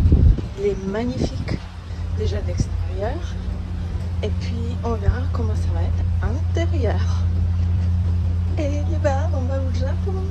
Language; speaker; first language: French; non-native, learner; Croatian